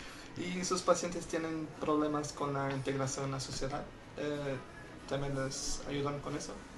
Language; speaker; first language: Spanish; non-native, learner; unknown